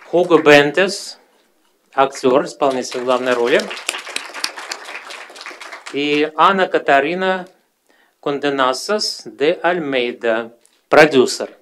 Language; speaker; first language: Russian; native; Russian